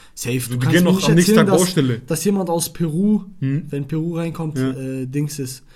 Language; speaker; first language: German; non-native, fluent; Arabic